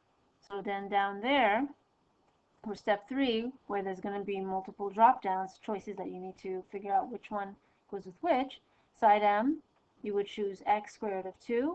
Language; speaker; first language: English; native; English